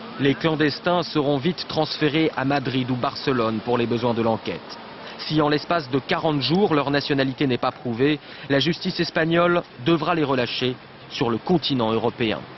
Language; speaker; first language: French; native; French